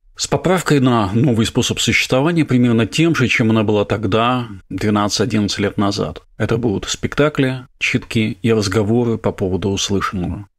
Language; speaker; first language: Russian; native; Russian